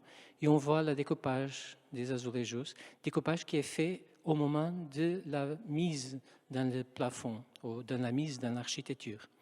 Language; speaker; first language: French; non-native, fluent; Portuguese